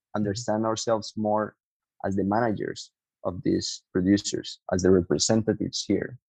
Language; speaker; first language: English; non-native, fluent; Spanish